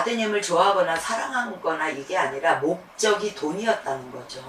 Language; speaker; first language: Korean; native; Korean